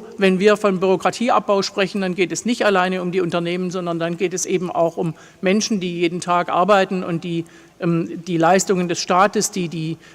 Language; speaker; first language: German; native; German